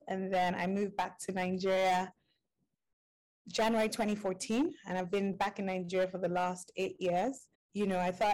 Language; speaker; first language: English; non-native, local second language; Igbo